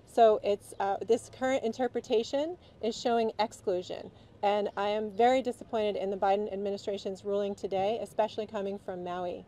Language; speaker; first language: English; native; English